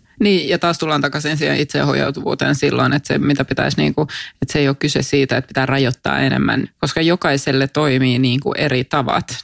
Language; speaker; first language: Finnish; non-native, local second language; Swedish